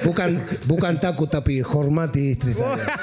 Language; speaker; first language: Indonesian; non-native, fluent; Spanish